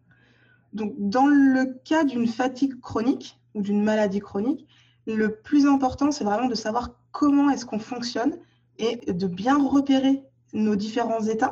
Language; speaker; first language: French; native; French